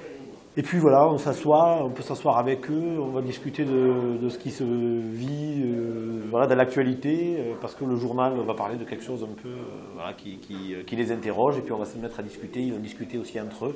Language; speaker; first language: French; native; French